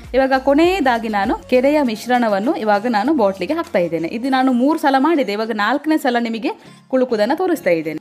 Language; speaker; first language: Kannada; non-native, local second language; Tulu